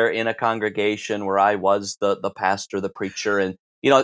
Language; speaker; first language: English; native; English